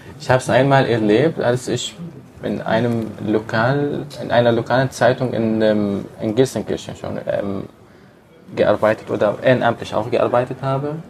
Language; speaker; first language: German; non-native, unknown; Arabic